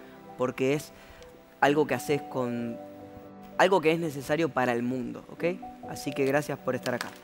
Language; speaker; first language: Spanish; native; Spanish